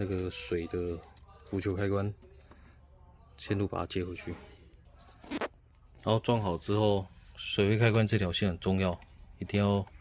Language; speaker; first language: Chinese; native; Chinese